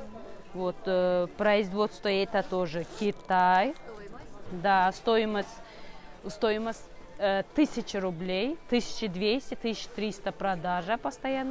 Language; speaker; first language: Russian; non-native, learner; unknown